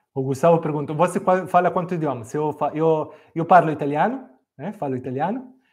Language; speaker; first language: Portuguese; non-native, fluent; Italian